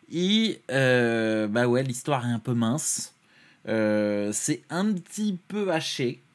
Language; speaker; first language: French; native; French